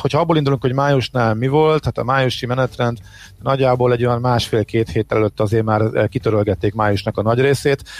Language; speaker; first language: Hungarian; native; Hungarian